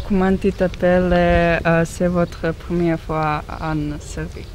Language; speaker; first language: French; non-native, fluent; Serbian